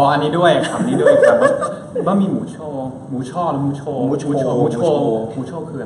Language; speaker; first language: Thai; early bilingual, other home language; Spanish